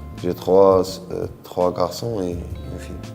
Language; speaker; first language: French; non-native, local second language; Arabic